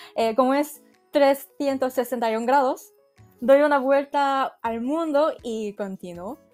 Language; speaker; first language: Spanish; non-native, fluent; Korean